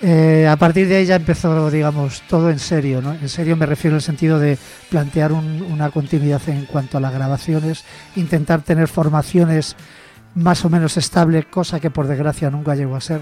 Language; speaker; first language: Spanish; native; Spanish